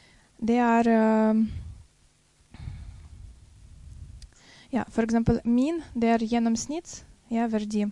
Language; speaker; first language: Norwegian; non-native, fluent; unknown